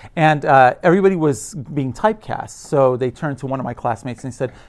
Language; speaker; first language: English; early bilingual, other home language; Arabic